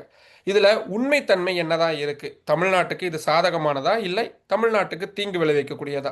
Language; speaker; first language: Tamil; native; Tamil